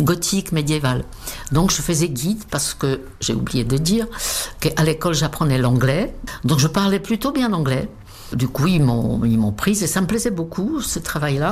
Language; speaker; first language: French; non-native, fluent; Czech